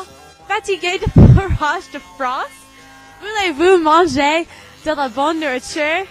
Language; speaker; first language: French; non-native, learner; English